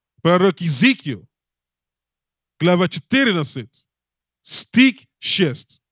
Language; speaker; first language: Russian; non-native, learner; English